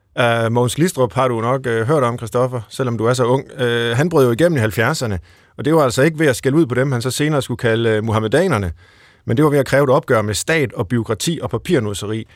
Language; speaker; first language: Danish; native; Danish